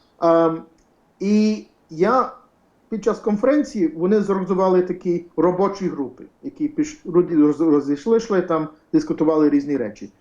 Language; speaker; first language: Ukrainian; early bilingual, heritage; English